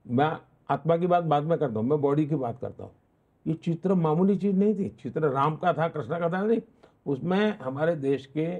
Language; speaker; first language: Hindi; non-native, local second language; Gujarati